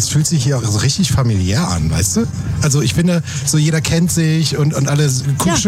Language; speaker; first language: German; native; German